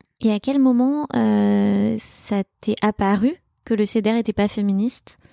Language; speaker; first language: French; native; French